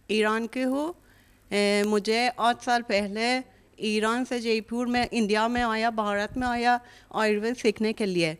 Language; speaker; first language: Hindi; non-native, learner; Persian